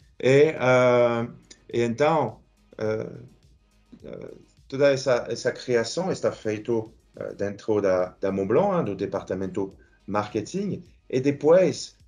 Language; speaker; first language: Portuguese; non-native, fluent; French